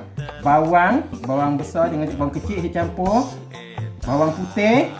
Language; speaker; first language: Malay; native; Malay